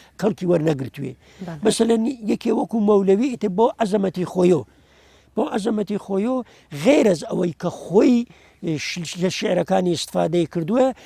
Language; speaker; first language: Central Kurdish; non-native, local second language; Gurani